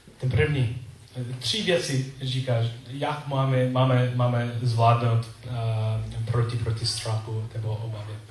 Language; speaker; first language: Czech; non-native, learner; English